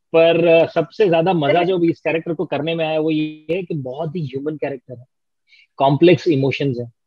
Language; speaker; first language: Hindi; non-native, local second language; Gujarati